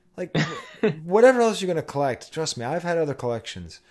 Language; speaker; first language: English; native; English